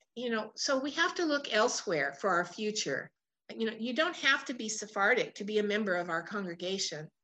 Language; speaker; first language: English; native; English